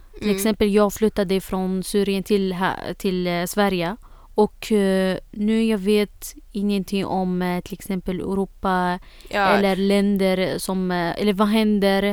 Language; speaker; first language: Swedish; non-native, fluent; Arabic